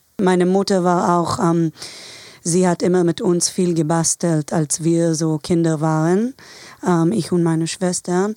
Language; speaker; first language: German; non-native, fluent; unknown